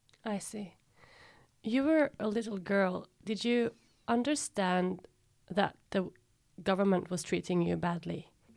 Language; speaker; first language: English; non-native, fluent; Norwegian